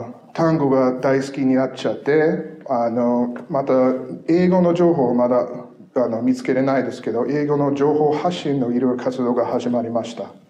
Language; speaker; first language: Japanese; non-native, fluent; English